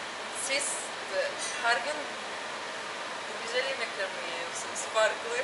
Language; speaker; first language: Turkish; non-native, fluent; Russian